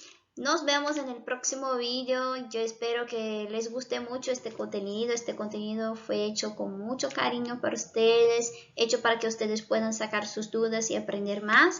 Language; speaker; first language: Spanish; non-native, fluent; Portuguese